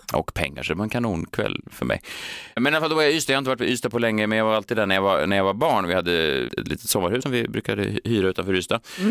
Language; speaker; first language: Swedish; native; Swedish